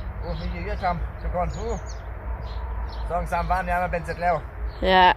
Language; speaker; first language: Thai; non-native, learner; German